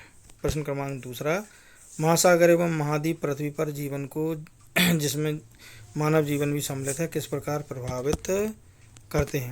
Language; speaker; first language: Hindi; native; Hindi